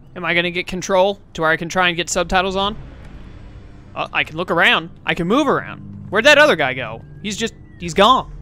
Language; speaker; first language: English; native; English